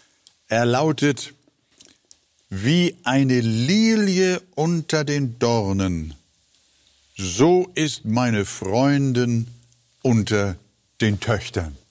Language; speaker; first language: German; native; German